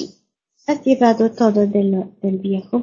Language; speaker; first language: Spanish; non-native, learner; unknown